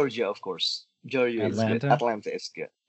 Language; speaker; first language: English; non-native, learner; Indonesian